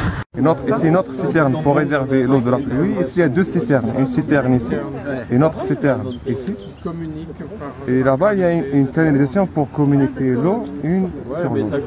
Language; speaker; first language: French; non-native, local second language; Arabic